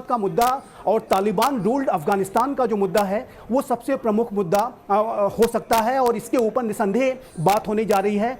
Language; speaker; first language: Hindi; native; Hindi